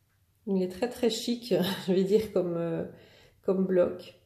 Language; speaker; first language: French; native; French